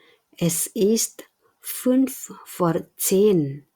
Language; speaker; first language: German; non-native, fluent; Indonesian